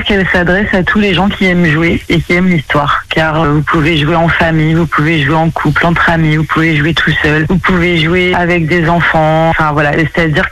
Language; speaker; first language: French; native; French